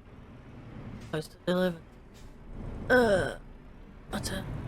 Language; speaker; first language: English; native; English